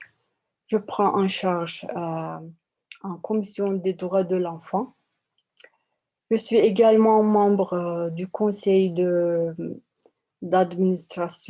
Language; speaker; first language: French; non-native, learner; Turkish